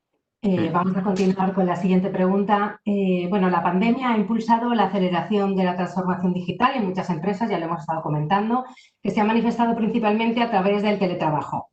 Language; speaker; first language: Spanish; native; Spanish